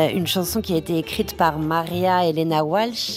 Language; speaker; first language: French; native; French